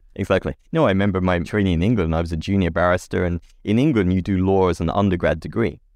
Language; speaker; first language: English; native; English